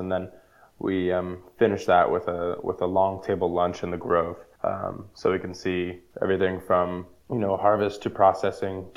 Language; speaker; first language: English; native; English